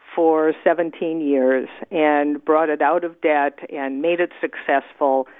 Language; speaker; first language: English; native; English